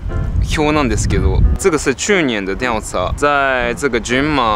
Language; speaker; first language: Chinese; early bilingual, heritage; Japanese